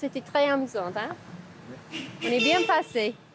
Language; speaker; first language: French; non-native, fluent; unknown